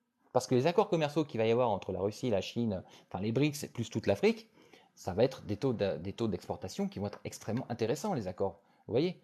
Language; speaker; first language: French; native; French